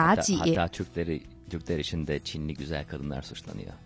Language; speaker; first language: Turkish; non-native, fluent; Chinese